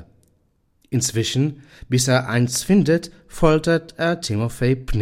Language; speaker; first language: German; non-native, fluent; Hebrew